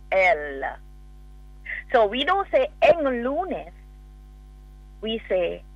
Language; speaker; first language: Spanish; non-native, fluent; English